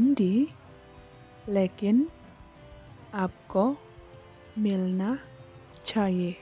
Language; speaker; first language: Hindi; non-native, local second language; Khasi